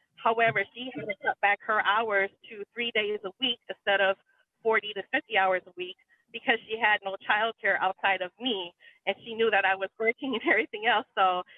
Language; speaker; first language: English; native; English